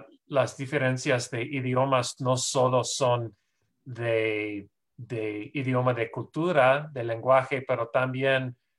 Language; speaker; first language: Spanish; non-native, fluent; English